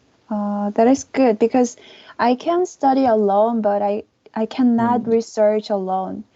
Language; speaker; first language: English; non-native, learner; Korean